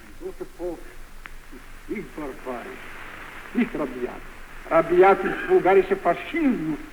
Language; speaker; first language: German; non-native, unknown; Bulgarian